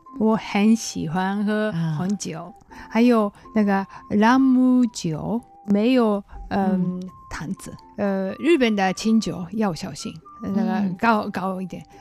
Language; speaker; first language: Chinese; non-native, learner; Japanese